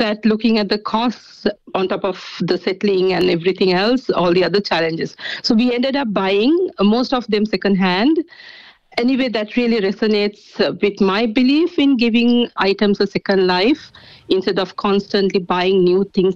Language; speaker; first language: English; non-native, local second language; Sinhala